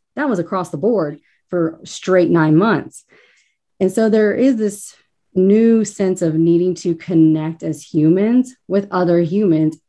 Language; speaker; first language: English; native; English